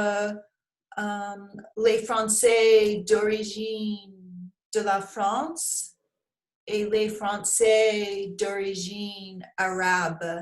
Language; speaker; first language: French; non-native, learner; English